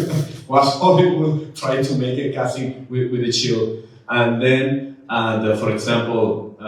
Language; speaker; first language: English; non-native, learner; Spanish